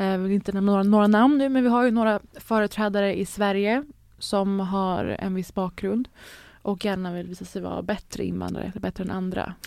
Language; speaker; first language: Swedish; native; Swedish